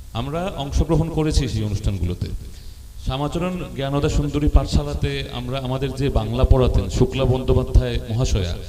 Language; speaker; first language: Bangla; native; Bangla